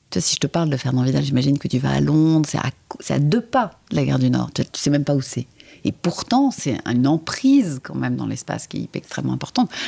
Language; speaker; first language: French; native; French